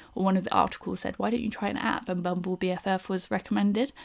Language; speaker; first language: English; native; English